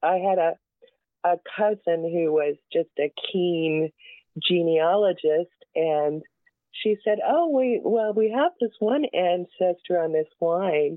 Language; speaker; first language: English; native; English